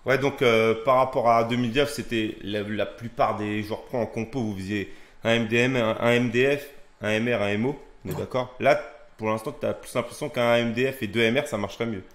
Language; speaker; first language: French; native; French